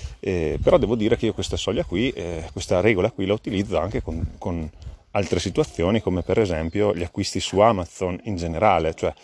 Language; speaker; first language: Italian; native; Italian